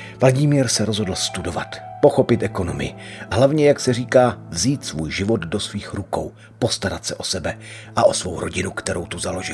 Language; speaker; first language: Czech; native; Czech